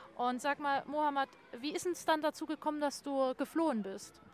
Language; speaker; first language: German; native; German